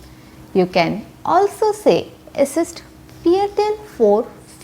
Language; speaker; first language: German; non-native, fluent; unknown